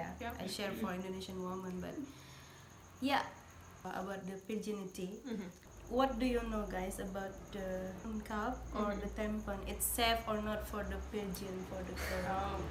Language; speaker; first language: English; non-native, learner; Indonesian